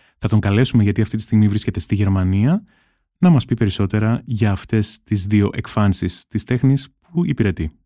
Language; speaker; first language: Greek; native; Greek